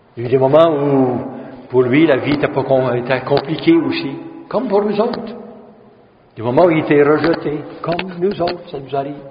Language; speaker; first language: French; native; French